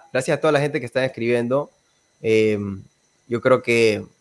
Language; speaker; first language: Spanish; native; Spanish